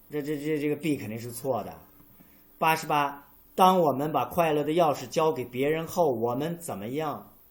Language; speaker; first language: Chinese; native; Chinese